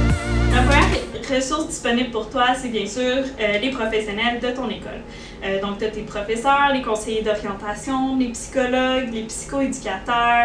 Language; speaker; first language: French; native; French